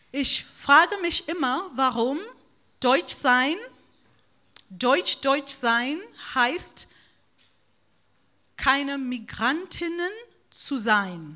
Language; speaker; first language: German; non-native, fluent; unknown